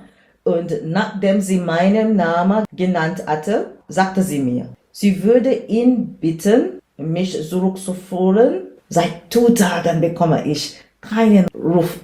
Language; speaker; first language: German; non-native, learner; English